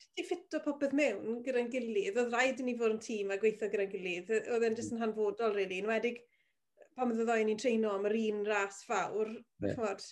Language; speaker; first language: Welsh; native; Welsh